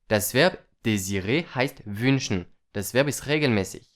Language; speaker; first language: German; non-native, fluent; French